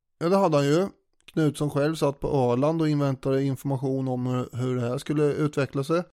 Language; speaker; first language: Swedish; native; Swedish